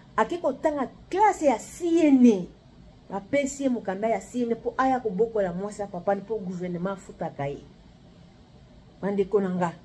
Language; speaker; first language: Lingala; native; Lingala